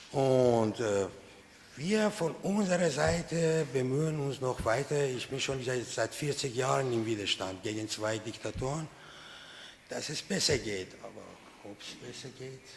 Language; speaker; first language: German; non-native, fluent; Persian